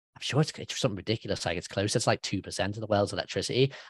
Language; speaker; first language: English; native; English